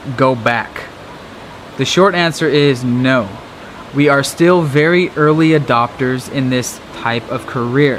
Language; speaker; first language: English; native; English